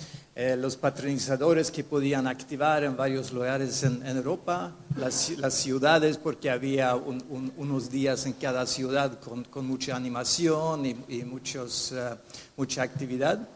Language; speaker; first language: Spanish; non-native, fluent; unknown